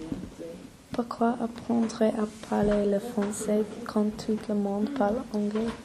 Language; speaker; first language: French; non-native, learner; English